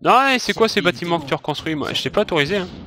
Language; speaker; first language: French; native; French